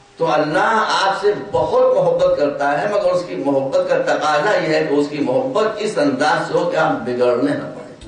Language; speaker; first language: Urdu; native; Urdu